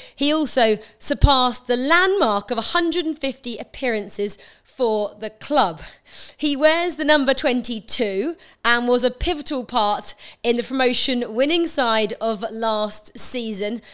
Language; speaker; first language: English; native; English